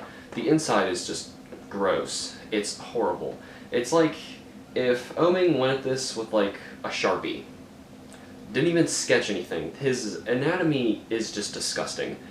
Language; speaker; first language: English; native; English